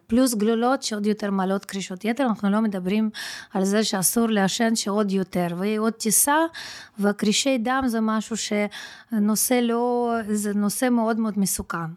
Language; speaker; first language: Hebrew; non-native, fluent; Russian